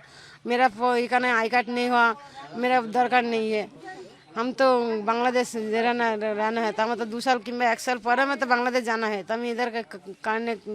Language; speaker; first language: Hindi; non-native, learner; Bangla